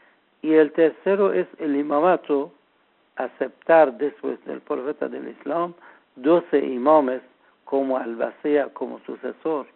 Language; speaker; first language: Spanish; non-native, learner; Persian